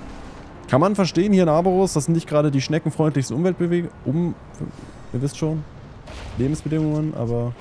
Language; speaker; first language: German; native; German